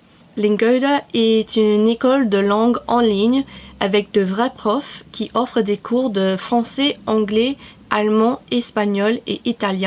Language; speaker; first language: French; non-native, fluent; English